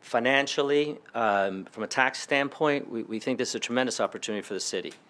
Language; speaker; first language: English; early bilingual, other home language; Spanish